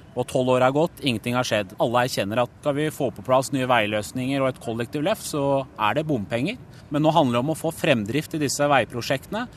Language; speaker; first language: Norwegian; early bilingual, other home language; Persian